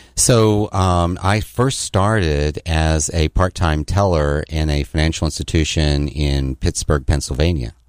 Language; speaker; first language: English; native; English